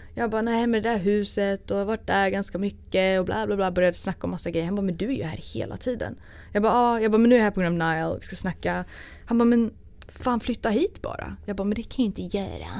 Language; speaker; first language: Swedish; early bilingual, other home language; Turoyo